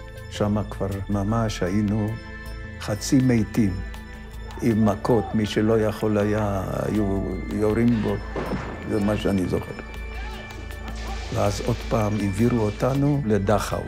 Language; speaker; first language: Hebrew; non-native, fluent; Yiddish